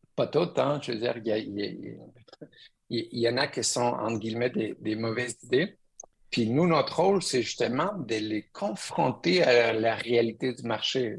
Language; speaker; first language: French; early bilingual, other home language; Spanish